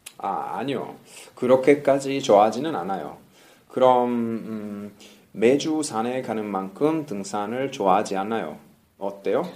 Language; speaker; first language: Korean; non-native, fluent; English